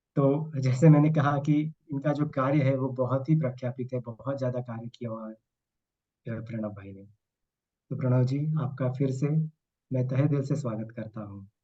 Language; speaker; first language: Hindi; non-native, local second language; Marathi